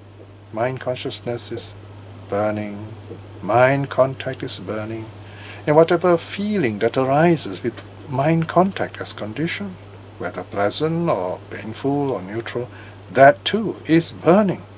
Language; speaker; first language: English; native; English